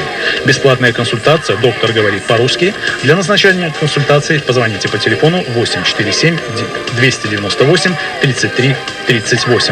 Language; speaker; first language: Russian; native; Russian